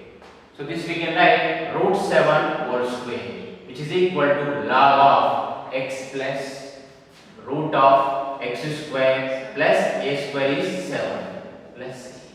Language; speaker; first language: English; non-native, local second language; Kannada